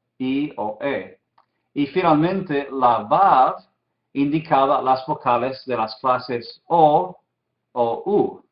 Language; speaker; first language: Spanish; non-native, fluent; English